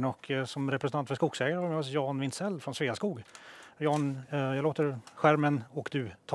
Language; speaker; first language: Swedish; native; Swedish